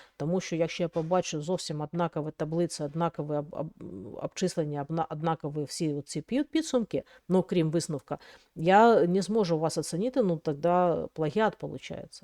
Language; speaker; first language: Ukrainian; native; Ukrainian